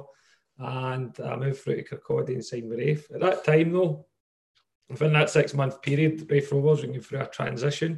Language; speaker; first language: English; native; English